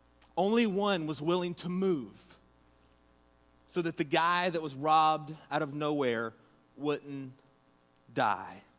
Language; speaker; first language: English; native; English